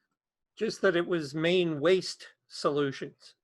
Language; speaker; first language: English; native; English